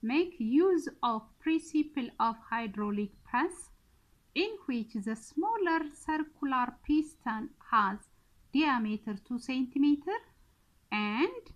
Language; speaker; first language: English; non-native, local second language; Amharic